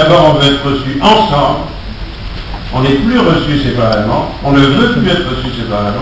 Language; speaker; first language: French; native; French